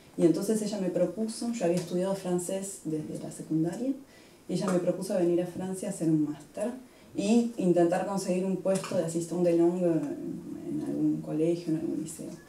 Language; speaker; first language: Spanish; native; Spanish